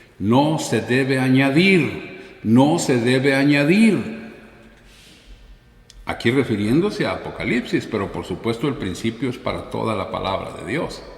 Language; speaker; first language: Spanish; native; Spanish